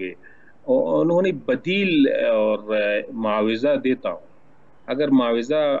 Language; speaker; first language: Hindi; non-native, learner; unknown